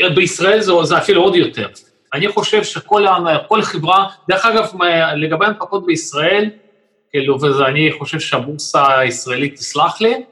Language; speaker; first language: Hebrew; non-native, fluent; Russian